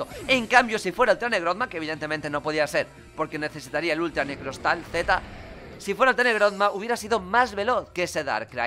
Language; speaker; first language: Spanish; native; Spanish